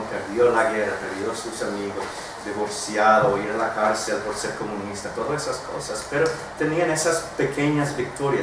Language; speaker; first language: Spanish; non-native, fluent; English